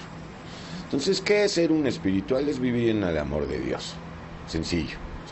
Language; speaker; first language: Spanish; native; Spanish